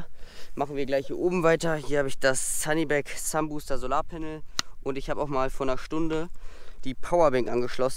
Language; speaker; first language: German; native; German